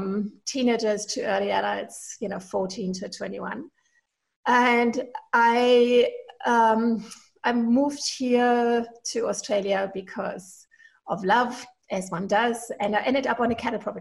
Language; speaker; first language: English; non-native, fluent; German